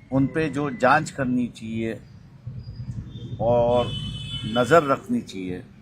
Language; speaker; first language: Hindi; non-native, local second language; Marathi